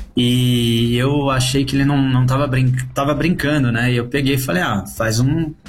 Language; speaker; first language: Portuguese; native; Portuguese